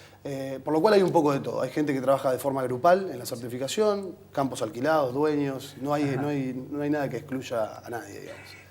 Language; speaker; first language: Spanish; native; Spanish